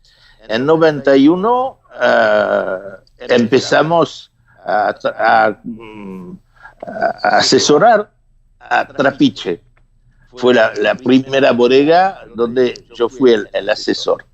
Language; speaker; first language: Spanish; non-native, fluent; French